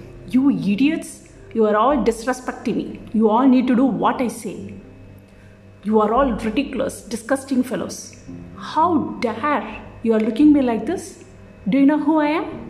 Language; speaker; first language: English; non-native, local second language; Tamil